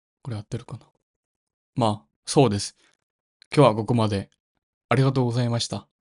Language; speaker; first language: Japanese; non-native, learner; Korean